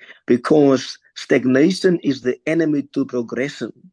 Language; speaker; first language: English; non-native, local second language; Afrikaans